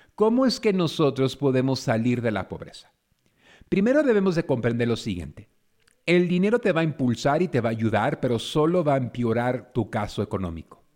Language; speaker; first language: Spanish; early bilingual, heritage; Spanish